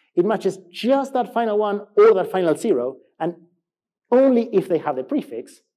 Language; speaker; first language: English; non-native, fluent; Spanish